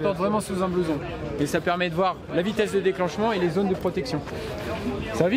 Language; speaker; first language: French; native; French